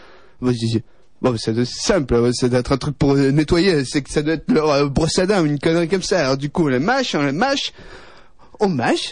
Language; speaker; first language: French; native; French